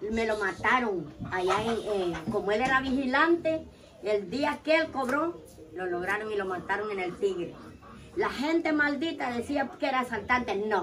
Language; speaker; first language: Spanish; native; Spanish